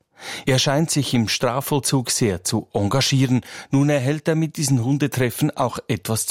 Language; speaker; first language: German; native; German